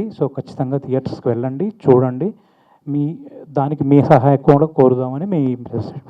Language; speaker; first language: Telugu; native; Telugu